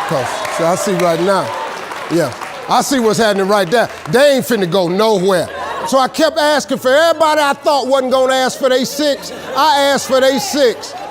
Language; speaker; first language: English; native; English